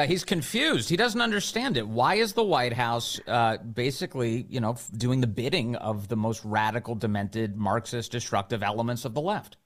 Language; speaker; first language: English; native; English